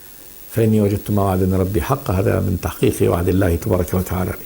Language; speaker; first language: Arabic; native; Arabic